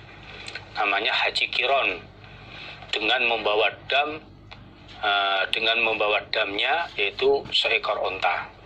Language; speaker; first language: Indonesian; non-native, local second language; Javanese